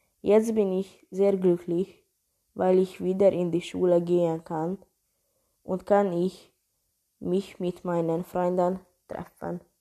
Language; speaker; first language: German; non-native, learner; Hungarian